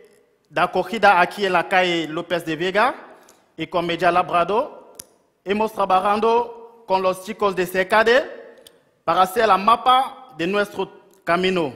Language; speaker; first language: Spanish; non-native, local second language; French